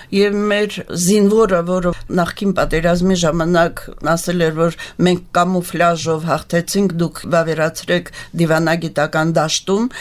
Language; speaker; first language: Armenian; native; Armenian